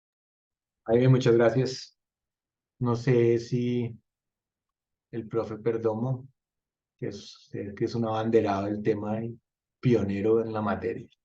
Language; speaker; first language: Spanish; native; Spanish